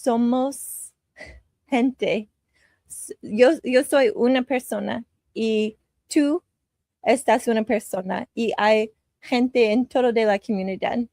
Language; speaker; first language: Spanish; non-native, learner; English